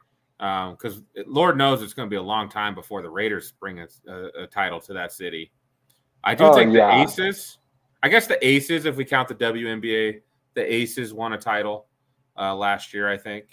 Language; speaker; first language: English; native; English